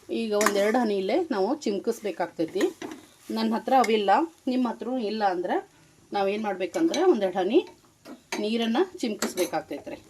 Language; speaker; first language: Kannada; native; Kannada